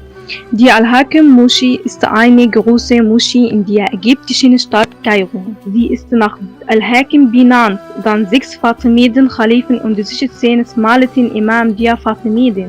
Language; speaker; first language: German; non-native, learner; Arabic